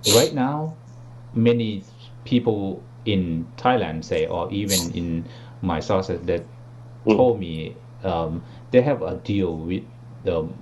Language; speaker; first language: English; non-native, learner; Thai